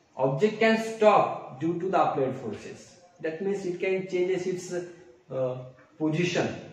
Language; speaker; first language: English; non-native, local second language; Marathi